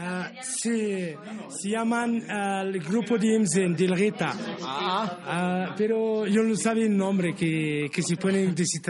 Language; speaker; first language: Spanish; non-native, learner; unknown